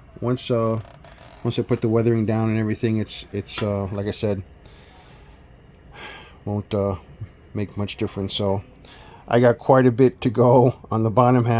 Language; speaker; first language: English; native; English